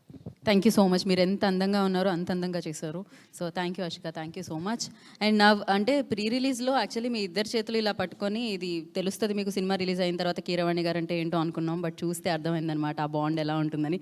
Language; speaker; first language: Telugu; native; Telugu